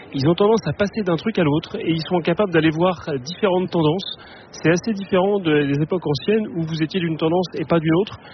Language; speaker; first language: French; native; French